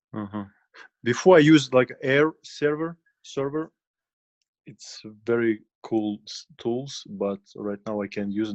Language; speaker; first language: English; non-native, fluent; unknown